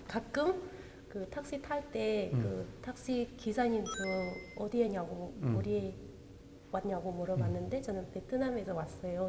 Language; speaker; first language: Korean; non-native, local second language; Vietnamese